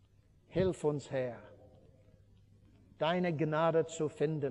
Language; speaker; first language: German; non-native, fluent; English